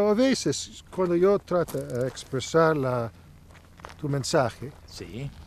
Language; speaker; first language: Spanish; non-native, learner; Italian